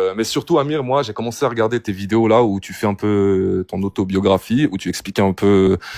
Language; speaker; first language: French; early bilingual, other home language; Arabic